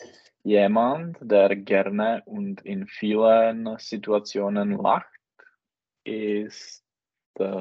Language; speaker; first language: German; non-native, learner; Czech